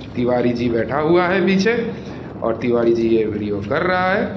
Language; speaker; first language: Hindi; non-native, local second language; Bangla